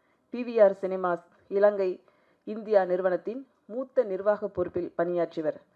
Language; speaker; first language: Tamil; native; Tamil